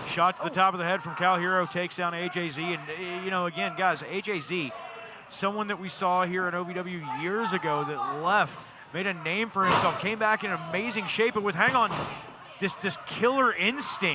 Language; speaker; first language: English; native; English